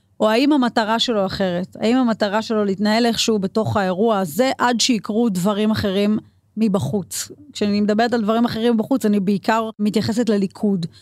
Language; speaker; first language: Hebrew; native; Hebrew